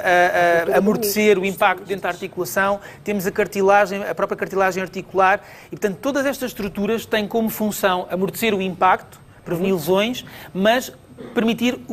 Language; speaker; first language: Portuguese; native; Portuguese